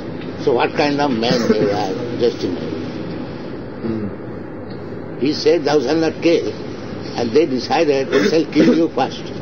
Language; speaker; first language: English; non-native, local second language; Bangla